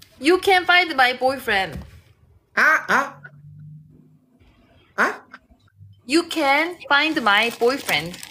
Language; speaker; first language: English; non-native, learner; Malay